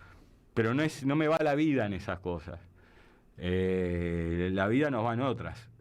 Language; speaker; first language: Spanish; native; Spanish